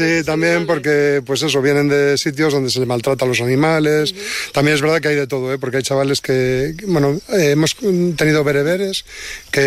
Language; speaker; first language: Spanish; native; Spanish